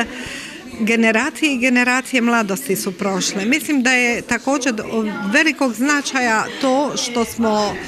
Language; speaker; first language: Croatian; native; Croatian